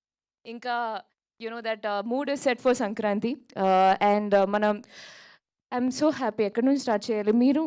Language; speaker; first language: Telugu; non-native, local second language; Malayalam